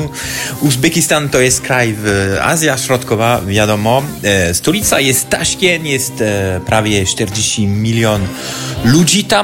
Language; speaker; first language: Polish; non-native, fluent; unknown